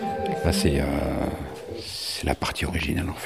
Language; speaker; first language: French; native; French